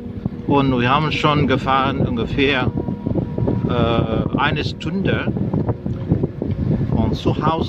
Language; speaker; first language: German; non-native, learner; Indonesian